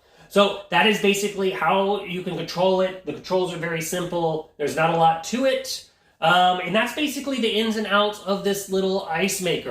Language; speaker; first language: English; native; English